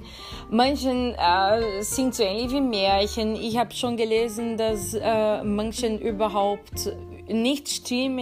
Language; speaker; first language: German; non-native, fluent; Portuguese